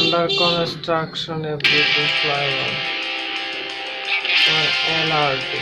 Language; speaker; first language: English; non-native, local second language; Bangla